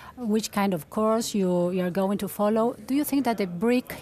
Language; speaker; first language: English; non-native, fluent; Spanish